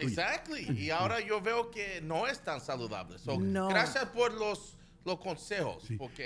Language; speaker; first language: Spanish; early bilingual, heritage; Spanish